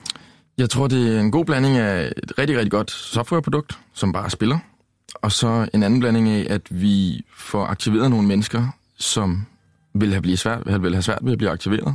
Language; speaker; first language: Danish; native; Danish